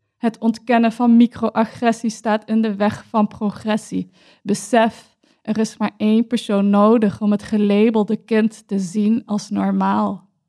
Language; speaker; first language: Dutch; early bilingual, other home language; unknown